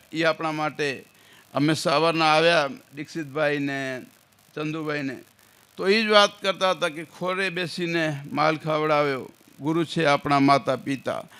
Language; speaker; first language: Gujarati; non-native, local second language; Kachhi